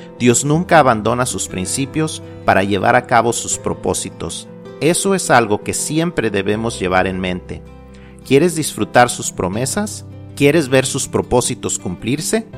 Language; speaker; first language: Spanish; native; Spanish